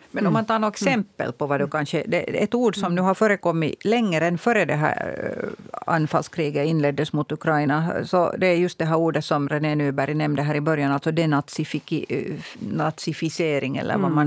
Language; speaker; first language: Swedish; native; Swedish